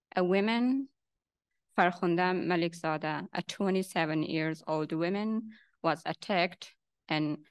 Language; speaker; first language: English; non-native, local second language; Hazaragi